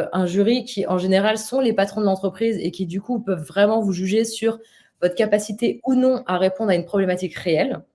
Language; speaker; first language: French; native; French